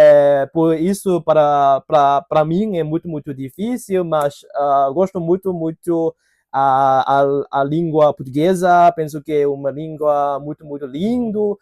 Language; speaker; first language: Portuguese; non-native, fluent; Cantonese